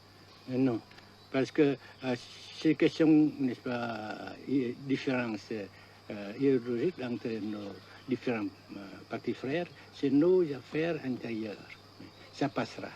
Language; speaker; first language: French; non-native, local second language; Vietnamese